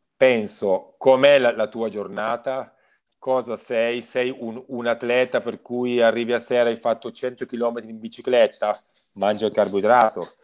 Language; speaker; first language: Italian; native; Italian